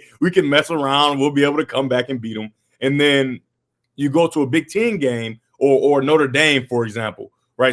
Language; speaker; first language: English; native; English